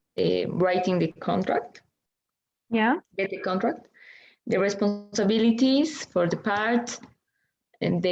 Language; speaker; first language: English; non-native, learner; Spanish